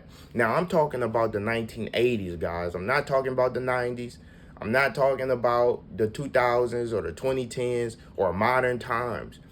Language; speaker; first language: English; native; English